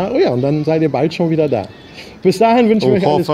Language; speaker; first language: German; native; German